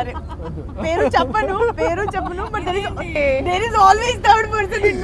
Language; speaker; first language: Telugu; non-native, local second language; Gujarati